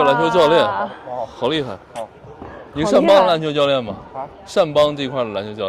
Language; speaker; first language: Chinese; native; Chinese